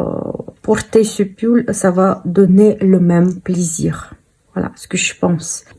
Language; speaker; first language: French; non-native, fluent; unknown